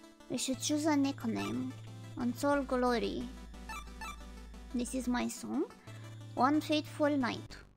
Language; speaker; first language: English; non-native, fluent; Japanese